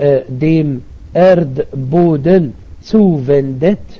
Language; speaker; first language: German; non-native, fluent; Arabic